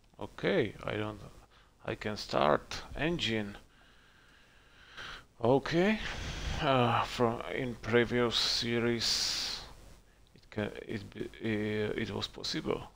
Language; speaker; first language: English; non-native, learner; Czech